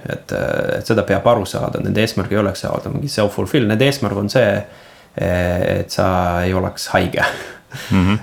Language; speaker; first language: Estonian; non-native, local second language; Russian